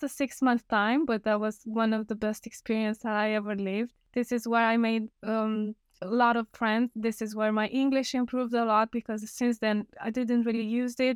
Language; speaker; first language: English; non-native, fluent; Romanian